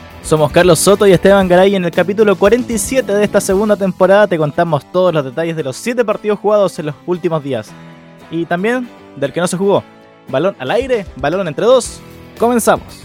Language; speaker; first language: Spanish; native; Spanish